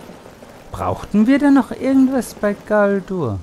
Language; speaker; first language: German; native; German